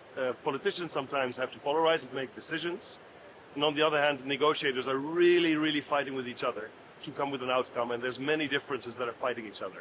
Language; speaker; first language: English; non-native, fluent; Dutch